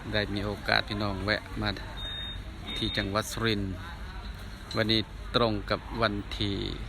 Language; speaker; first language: Thai; non-native, local second language; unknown